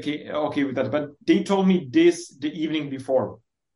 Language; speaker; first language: English; non-native, fluent; Czech